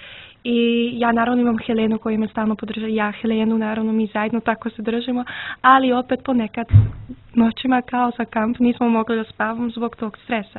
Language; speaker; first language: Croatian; early bilingual, heritage; Serbian